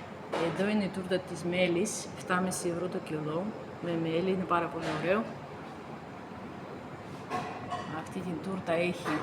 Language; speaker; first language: Greek; non-native, fluent; Russian